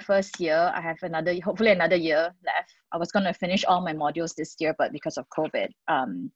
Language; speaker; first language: English; non-native, local second language; Cantonese